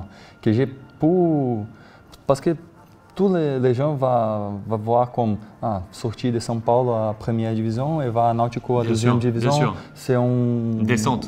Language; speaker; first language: French; non-native, learner; Portuguese